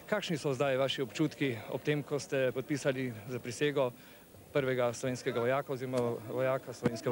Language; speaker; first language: Slovenian; native; Slovenian